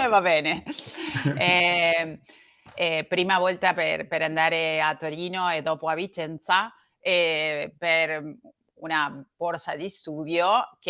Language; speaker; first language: Italian; non-native, learner; Spanish